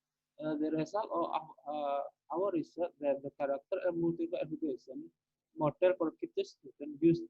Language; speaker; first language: English; non-native, learner; Indonesian